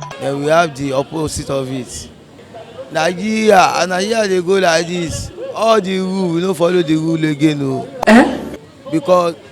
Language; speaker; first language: Nigerian Pidgin; non-native, local second language; Yoruba